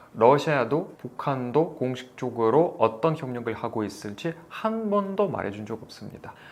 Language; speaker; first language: Korean; non-native, fluent; Russian